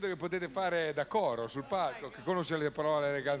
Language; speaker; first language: Italian; native; Italian